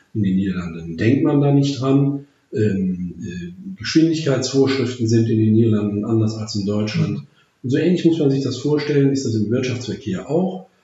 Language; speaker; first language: German; native; German